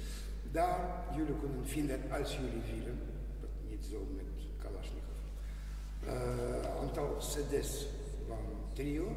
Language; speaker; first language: Dutch; non-native, learner; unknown